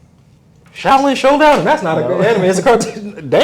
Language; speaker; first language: English; native; English